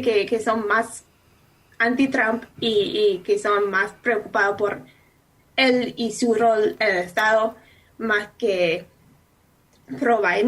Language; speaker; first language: Spanish; non-native, fluent; English